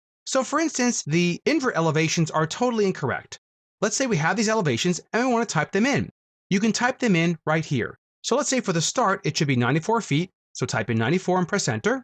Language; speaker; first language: English; native; English